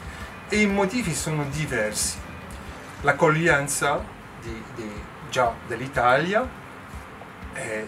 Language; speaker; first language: Italian; non-native, learner; French